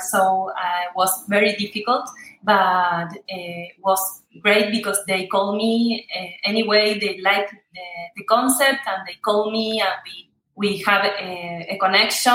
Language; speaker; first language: English; non-native, fluent; Spanish